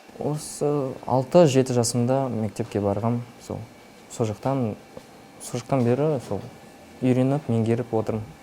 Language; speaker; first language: Kazakh; non-native, local second language; Russian